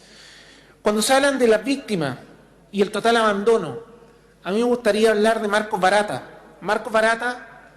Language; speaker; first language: Spanish; native; Spanish